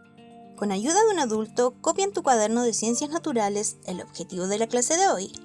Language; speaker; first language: Spanish; native; Spanish